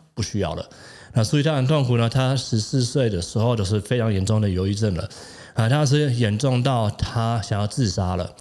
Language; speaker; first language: Chinese; non-native, fluent; German